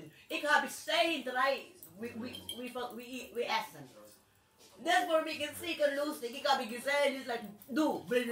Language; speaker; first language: German; non-native, learner; Filipino